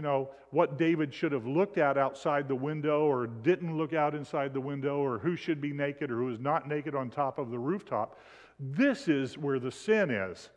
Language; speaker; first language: English; native; English